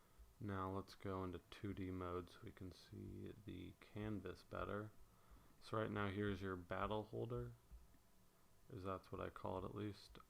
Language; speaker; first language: English; native; English